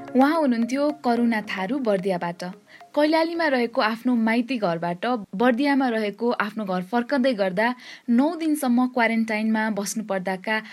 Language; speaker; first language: Nepali; native; Nepali